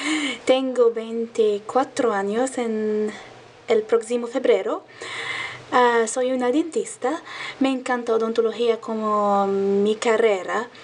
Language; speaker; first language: Spanish; non-native, learner; Arabic